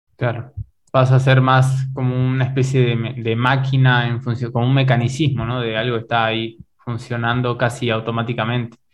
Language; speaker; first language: Spanish; native; Spanish